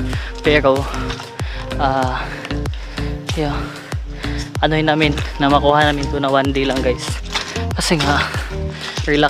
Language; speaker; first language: Filipino; non-native, local second language; Cebuano